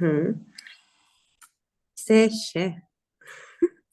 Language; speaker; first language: French; non-native, learner; Spanish